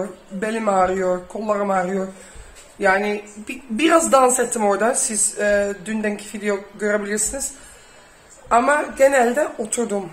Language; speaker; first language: Turkish; early bilingual, heritage; Dutch